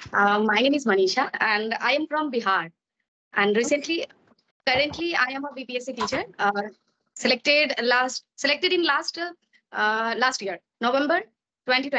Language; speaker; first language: English; non-native, learner; Maithili